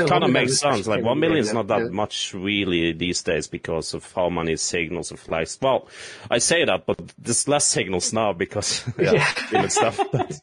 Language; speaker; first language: English; non-native, fluent; Norwegian